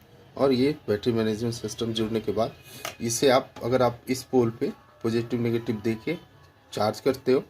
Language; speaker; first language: Hindi; native; Hindi